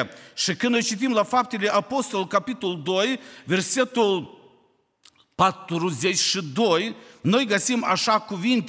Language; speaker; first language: Romanian; non-native, local second language; Ukrainian